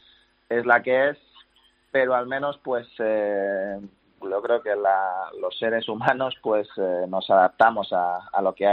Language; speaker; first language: Spanish; native; Spanish